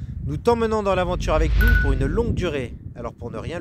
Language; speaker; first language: French; native; French